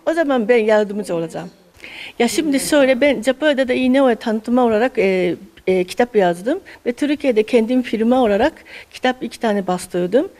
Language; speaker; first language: Turkish; non-native, fluent; Japanese